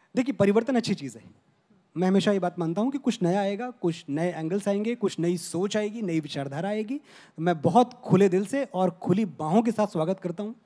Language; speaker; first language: Hindi; native; Hindi